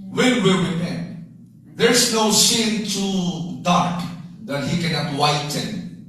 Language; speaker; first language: English; non-native, local second language; Filipino